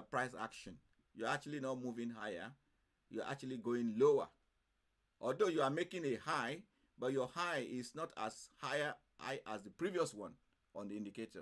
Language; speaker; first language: English; non-native, fluent; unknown